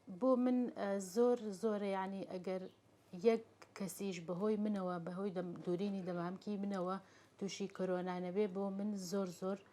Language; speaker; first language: Central Kurdish; non-native, local second language; Gurani